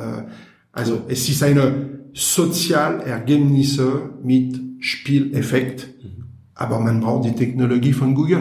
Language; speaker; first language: German; non-native, learner; French